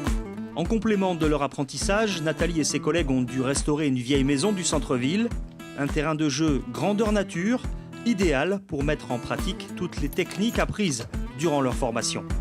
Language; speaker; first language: French; native; French